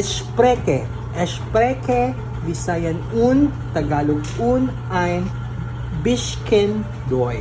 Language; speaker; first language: German; non-native, learner; Cebuano